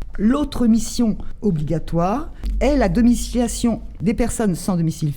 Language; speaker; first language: French; native; French